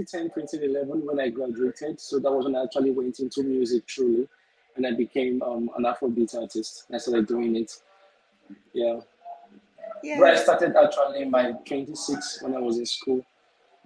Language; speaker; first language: English; non-native, local second language; Igbo